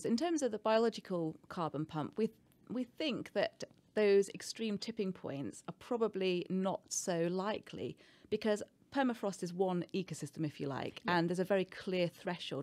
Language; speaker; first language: English; native; English